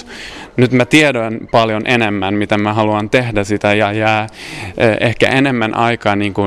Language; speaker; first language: Finnish; non-native, fluent; Swedish